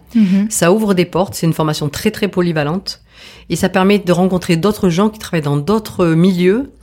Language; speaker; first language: French; native; French